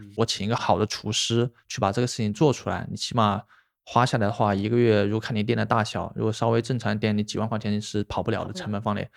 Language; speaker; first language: Chinese; native; Chinese